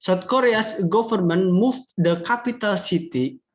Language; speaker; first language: English; non-native, learner; Indonesian